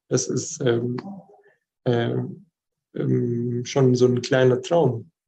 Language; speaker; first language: German; non-native, fluent; Arabic